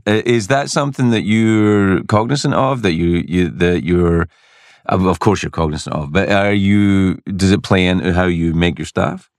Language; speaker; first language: English; native; English